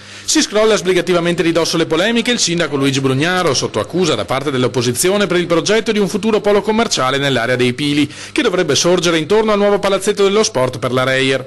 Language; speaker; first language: Italian; native; Italian